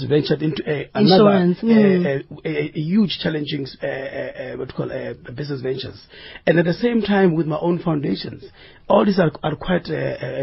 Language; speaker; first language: English; non-native, local second language; Northern Sotho